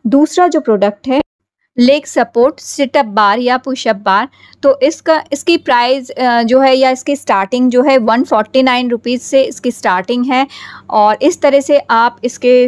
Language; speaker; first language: Hindi; native; Hindi